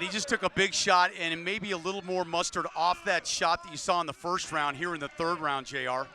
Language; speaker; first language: English; native; English